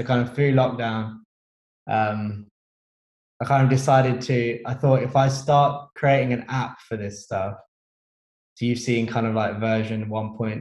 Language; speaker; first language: English; native; English